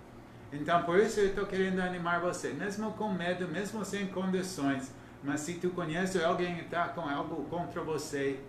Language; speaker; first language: Portuguese; non-native, learner; English